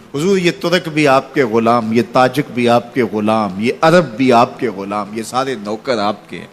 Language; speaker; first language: Urdu; non-native, local second language; Punjabi